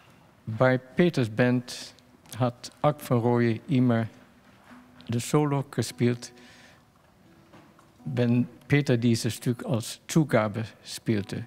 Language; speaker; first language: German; non-native, fluent; Dutch